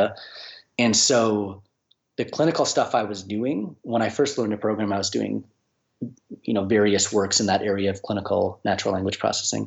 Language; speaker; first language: English; native; English